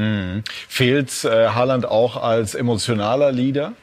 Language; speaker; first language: German; native; German